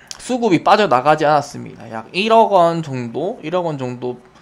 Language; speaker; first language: Korean; native; Korean